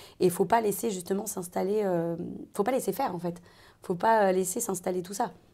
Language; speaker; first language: French; native; French